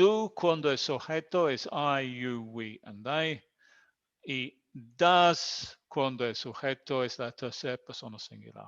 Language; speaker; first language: Spanish; non-native, fluent; English